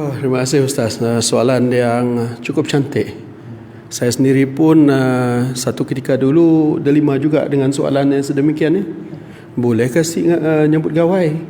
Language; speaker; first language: Malay; non-native, local second language; Iban